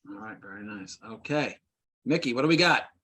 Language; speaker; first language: English; native; English